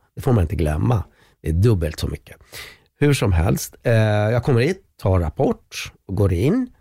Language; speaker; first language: Swedish; non-native, fluent; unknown